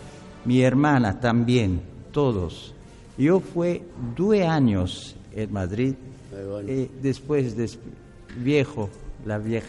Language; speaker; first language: Spanish; non-native, learner; Arabic